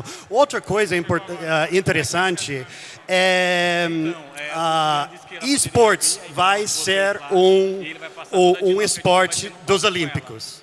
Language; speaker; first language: Portuguese; non-native, fluent; English